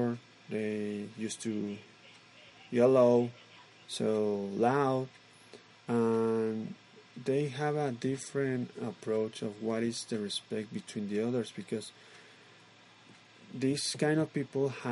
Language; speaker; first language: English; non-native, learner; Spanish